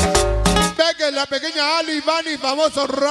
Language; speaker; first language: Spanish; native; Spanish